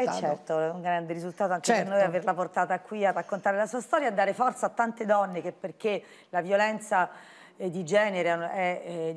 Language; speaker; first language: Italian; native; Italian